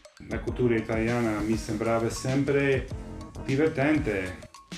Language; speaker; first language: Italian; non-native, fluent; English